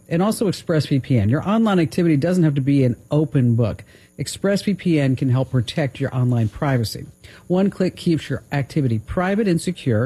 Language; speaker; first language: English; native; English